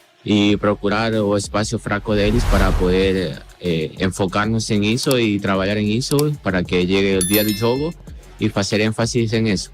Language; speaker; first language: Portuguese; non-native, learner; Spanish